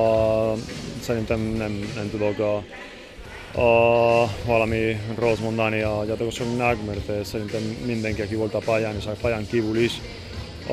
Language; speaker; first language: Hungarian; non-native, learner; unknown